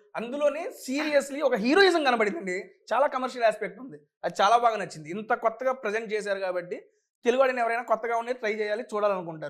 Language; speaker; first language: Telugu; native; Telugu